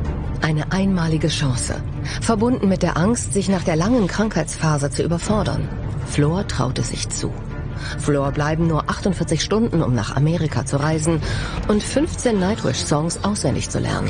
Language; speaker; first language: German; native; German